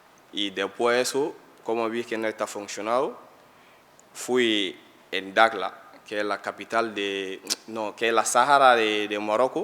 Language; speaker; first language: Spanish; non-native, learner; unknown